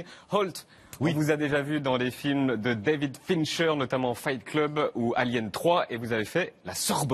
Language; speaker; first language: French; native; French